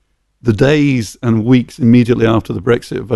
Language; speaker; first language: English; native; English